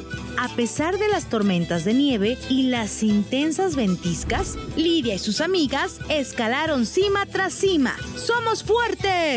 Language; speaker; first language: Spanish; native; Spanish